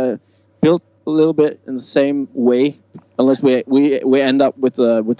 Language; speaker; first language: English; non-native, fluent; Norwegian